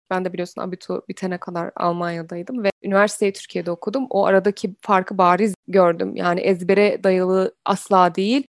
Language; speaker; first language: Turkish; early bilingual, heritage; Turkish